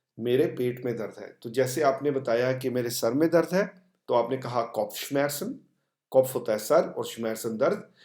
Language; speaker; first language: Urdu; non-native, local second language; Punjabi